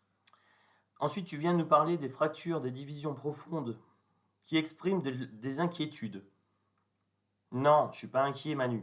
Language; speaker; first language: French; native; French